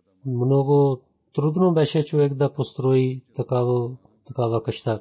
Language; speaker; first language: Bulgarian; non-native, fluent; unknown